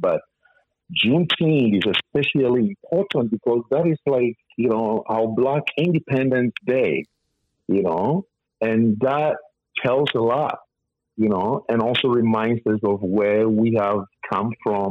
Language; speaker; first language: English; non-native, local second language; Akan